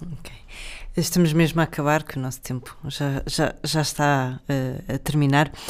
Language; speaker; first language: Portuguese; native; Portuguese